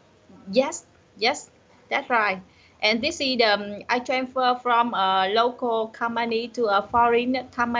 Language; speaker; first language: English; non-native, learner; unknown